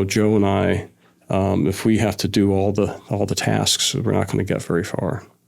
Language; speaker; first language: English; native; English